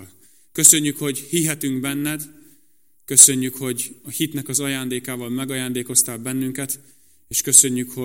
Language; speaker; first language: Hungarian; native; Hungarian